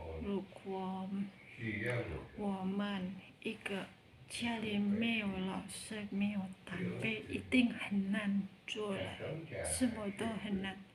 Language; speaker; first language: Chinese; non-native, learner; Indonesian